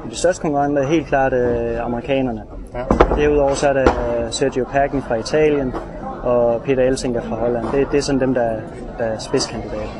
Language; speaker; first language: Danish; native; Danish